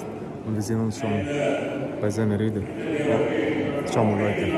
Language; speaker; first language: German; non-native, learner; Arabic